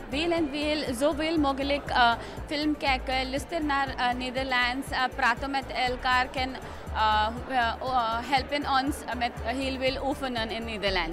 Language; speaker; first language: Dutch; non-native, learner; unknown